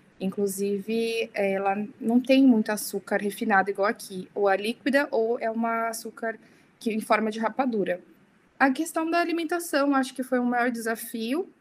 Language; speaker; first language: Portuguese; early bilingual, heritage; Portuguese